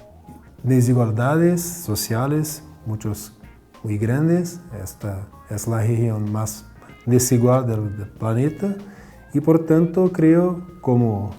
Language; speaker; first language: Spanish; non-native, learner; Portuguese